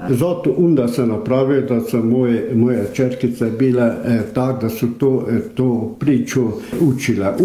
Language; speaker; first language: Serbian; early bilingual, heritage; Croatian